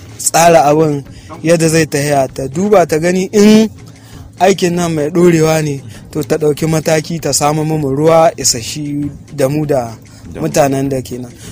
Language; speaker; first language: Hausa; native; Hausa